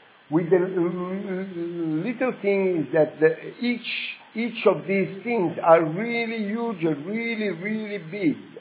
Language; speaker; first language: English; non-native, fluent; Italian